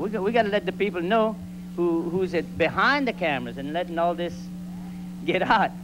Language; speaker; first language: English; early bilingual, other home language; French